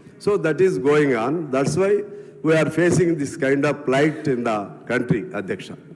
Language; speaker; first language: English; non-native, local second language; Telugu